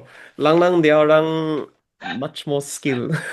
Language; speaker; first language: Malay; early bilingual, heritage; Malay